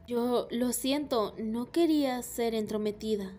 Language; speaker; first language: Spanish; native; Spanish